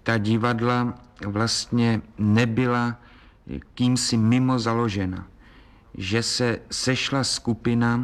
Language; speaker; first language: Czech; native; Czech